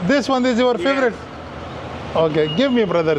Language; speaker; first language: English; non-native, learner; Urdu